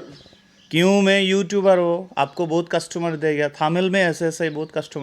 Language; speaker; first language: Hindi; non-native, learner; Bangla